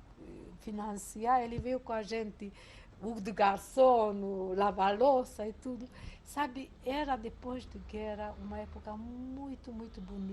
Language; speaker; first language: Portuguese; non-native, fluent; Hungarian